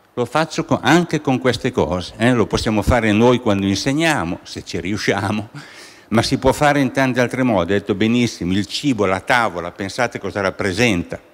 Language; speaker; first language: Italian; native; Italian